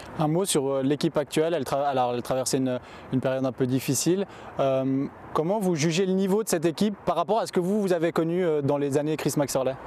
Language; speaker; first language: French; native; French